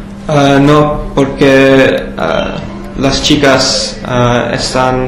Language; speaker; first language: Spanish; non-native, learner; English